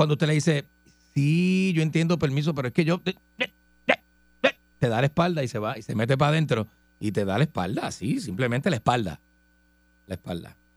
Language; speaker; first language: Spanish; native; Spanish